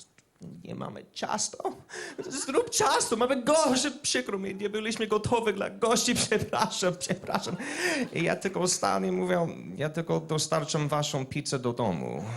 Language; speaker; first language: Polish; non-native, learner; English